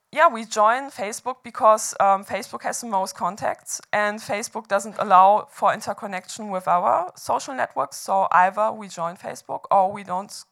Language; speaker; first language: English; non-native, fluent; German